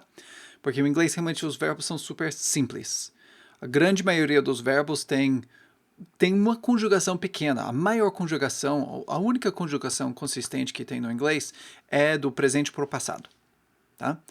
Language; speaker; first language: Portuguese; non-native, fluent; English